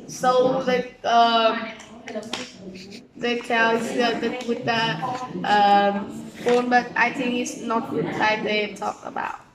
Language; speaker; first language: English; non-native, learner; Vietnamese